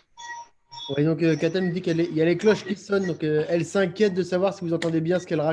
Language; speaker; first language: French; native; French